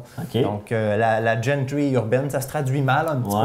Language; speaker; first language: French; native; French